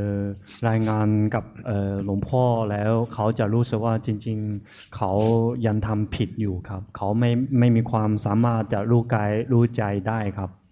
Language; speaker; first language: Thai; non-native, fluent; Chinese